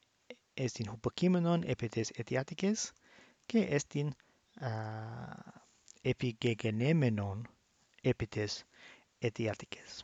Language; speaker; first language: Greek; non-native, learner; English